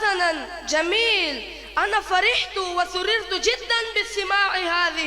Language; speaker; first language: Arabic; non-native, learner; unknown